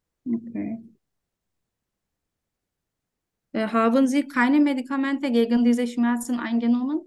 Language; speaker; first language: German; non-native, fluent; Turkish